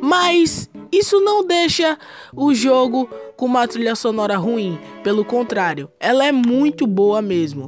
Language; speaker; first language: Portuguese; native; Portuguese